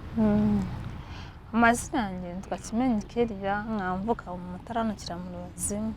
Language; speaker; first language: Kinyarwanda; early bilingual, heritage; Kinyarwanda